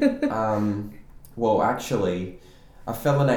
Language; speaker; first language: English; native; English